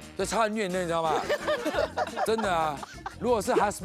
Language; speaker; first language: Chinese; native; Chinese